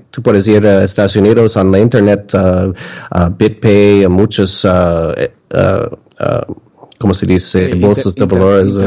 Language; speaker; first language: Spanish; non-native, learner; English